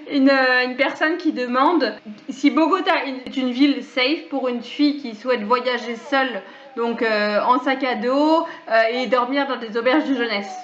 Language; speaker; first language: French; native; French